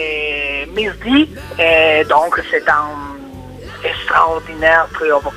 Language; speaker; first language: French; non-native, learner; Italian